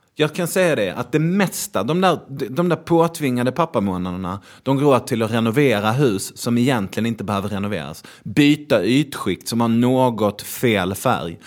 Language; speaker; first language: Swedish; native; Swedish